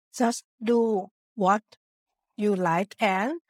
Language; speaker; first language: English; non-native, learner; Thai